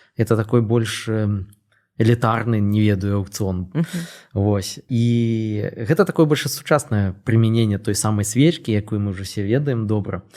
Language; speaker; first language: Belarusian; non-native, local second language; Russian